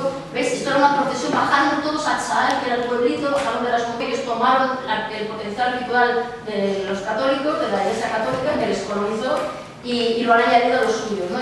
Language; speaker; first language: Spanish; native; Spanish